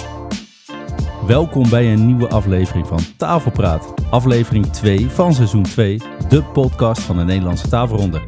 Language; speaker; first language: Dutch; native; Dutch